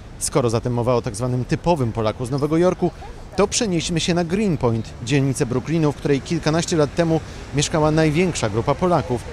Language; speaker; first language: Polish; native; Polish